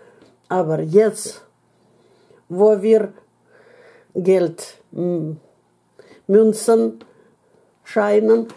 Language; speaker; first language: German; non-native, fluent; Russian